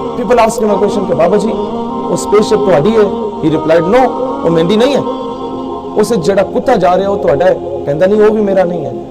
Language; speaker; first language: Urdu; non-native, local second language; Punjabi